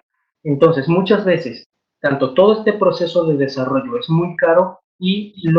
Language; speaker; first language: Spanish; native; Spanish